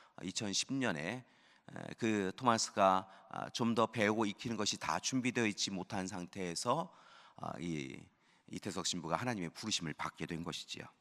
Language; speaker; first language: Korean; native; Korean